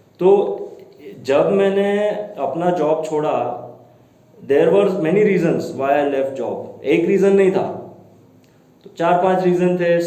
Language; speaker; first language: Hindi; non-native, local second language; Gujarati